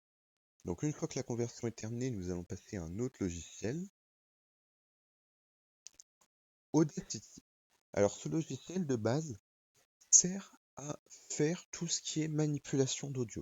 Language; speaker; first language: French; native; French